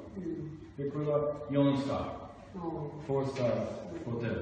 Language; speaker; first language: Japanese; non-native, fluent; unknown